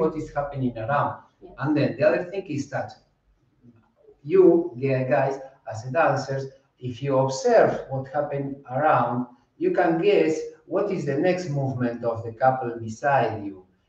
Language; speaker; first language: English; non-native, fluent; Spanish